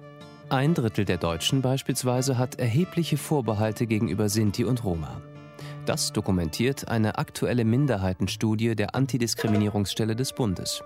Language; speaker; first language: German; native; German